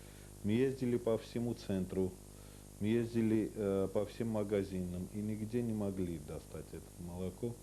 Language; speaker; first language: Russian; non-native, local second language; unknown